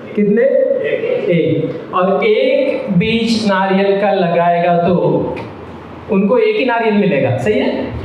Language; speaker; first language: Hindi; non-native, local second language; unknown